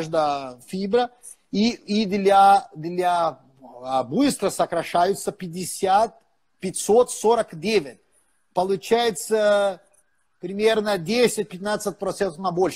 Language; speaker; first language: Russian; non-native, fluent; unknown